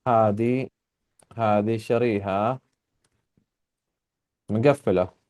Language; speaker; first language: Arabic; non-native, fluent; Urdu